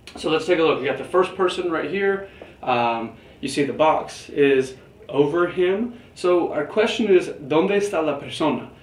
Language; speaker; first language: English; native; English